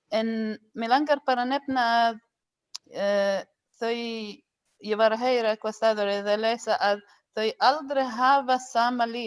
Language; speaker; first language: Icelandic; non-native, learner; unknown